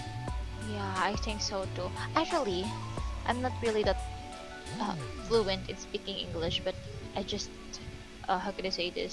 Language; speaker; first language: English; non-native, local second language; Filipino